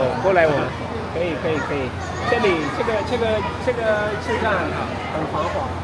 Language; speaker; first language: Chinese; non-native, fluent; English